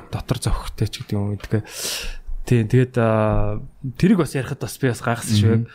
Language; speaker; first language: Mongolian; native; Mongolian